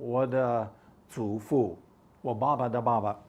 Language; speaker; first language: Chinese; non-native, fluent; English